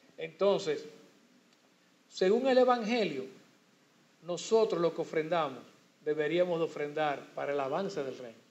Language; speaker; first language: Spanish; native; Spanish